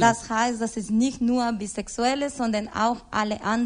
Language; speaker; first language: German; non-native, learner; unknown